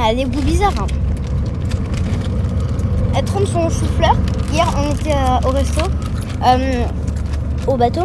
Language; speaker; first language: French; native; French